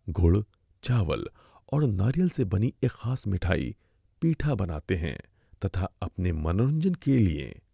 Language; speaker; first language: Hindi; native; Hindi